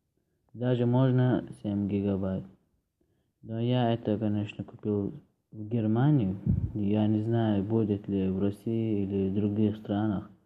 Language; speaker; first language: Russian; early bilingual, heritage; Russian